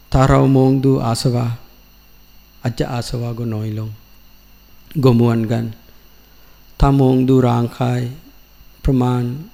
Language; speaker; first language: Thai; non-native, learner; Sinhala